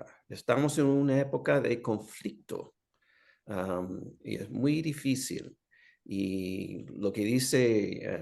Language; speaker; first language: Spanish; non-native, fluent; English